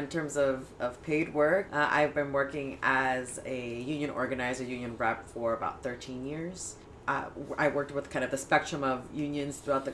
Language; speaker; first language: English; early bilingual, other home language; Spanish